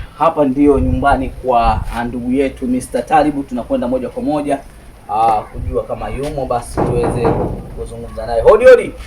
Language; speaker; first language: Swahili; native; Swahili